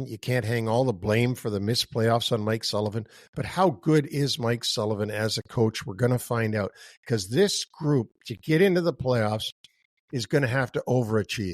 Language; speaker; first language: English; native; English